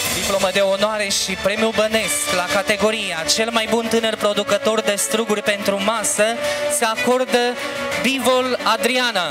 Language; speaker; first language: Romanian; native; Romanian